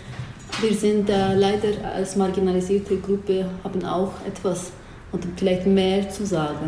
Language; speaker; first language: German; non-native, learner; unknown